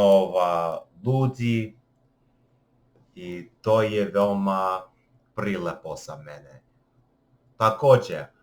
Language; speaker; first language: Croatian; non-native, learner; English